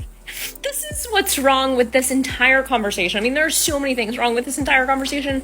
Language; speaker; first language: English; native; English